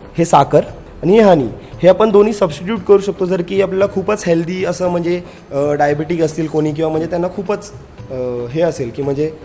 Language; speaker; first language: Marathi; non-native, local second language; Telugu